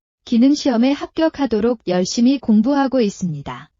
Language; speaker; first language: Korean; non-native, learner; Nepali